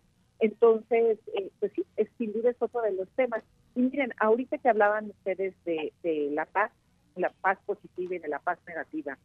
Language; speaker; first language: Spanish; native; Spanish